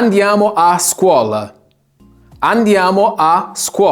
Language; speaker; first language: Italian; non-native, fluent; Portuguese